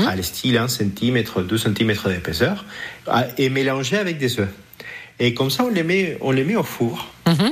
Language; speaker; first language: French; non-native, fluent; Spanish